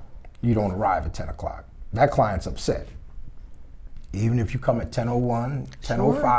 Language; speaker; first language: English; native; English